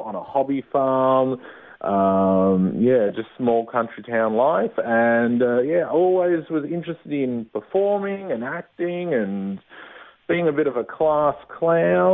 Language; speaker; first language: English; native; English